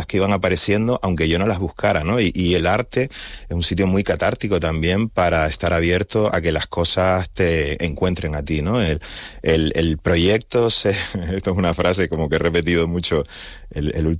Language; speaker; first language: Spanish; native; Spanish